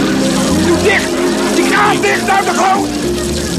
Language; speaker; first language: Dutch; native; Dutch